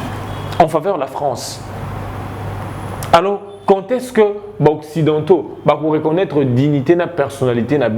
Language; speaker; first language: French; non-native, local second language; Lingala